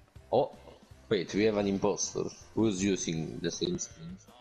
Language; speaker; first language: English; non-native, fluent; Italian